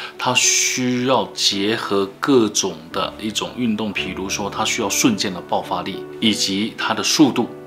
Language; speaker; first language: Chinese; native; Chinese